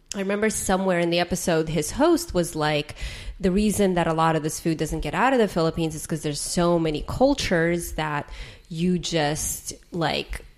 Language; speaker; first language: English; native; English